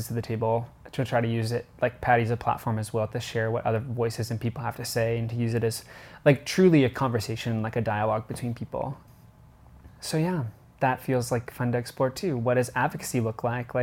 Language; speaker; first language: English; native; English